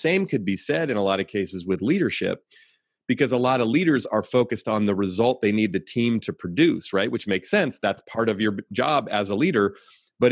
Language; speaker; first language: English; native; English